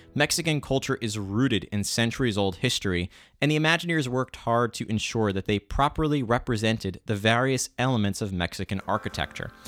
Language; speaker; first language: English; native; English